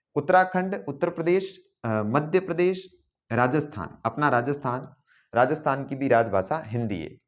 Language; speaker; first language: Hindi; native; Hindi